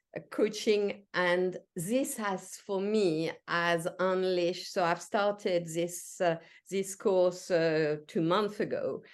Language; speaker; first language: English; non-native, fluent; French